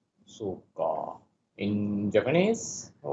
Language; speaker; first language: English; non-native, learner; Japanese